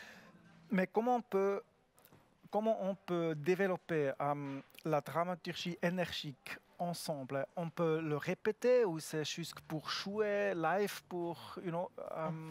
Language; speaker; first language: French; non-native, learner; German